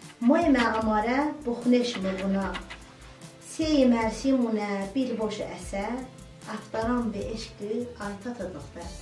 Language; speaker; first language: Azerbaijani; non-native, local second language; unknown